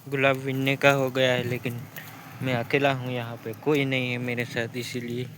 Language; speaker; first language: Hindi; non-native, local second language; Gujarati